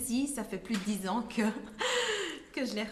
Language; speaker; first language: French; native; French